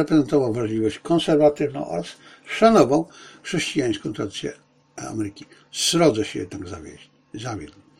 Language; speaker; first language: Polish; native; Polish